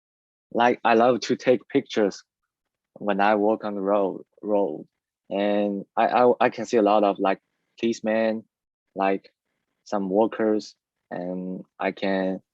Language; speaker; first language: English; non-native, learner; Chinese